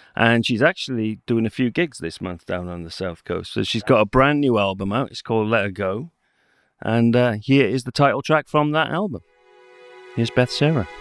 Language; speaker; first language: English; native; English